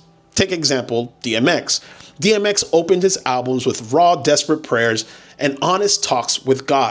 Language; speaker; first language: English; native; English